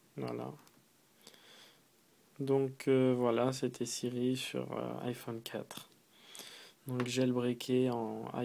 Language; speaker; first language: French; native; French